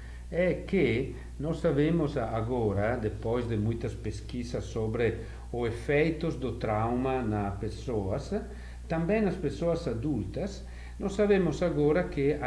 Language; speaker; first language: Portuguese; non-native, fluent; Italian